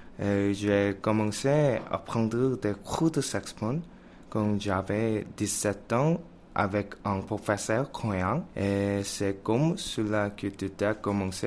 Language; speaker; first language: French; non-native, learner; Korean